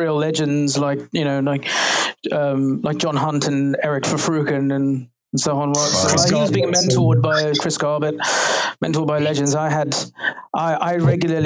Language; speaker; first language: English; native; English